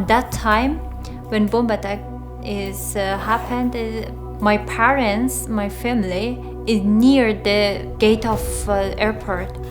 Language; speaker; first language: English; non-native, learner; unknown